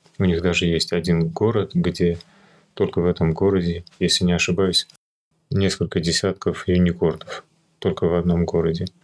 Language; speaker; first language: Russian; early bilingual, other home language; Armenian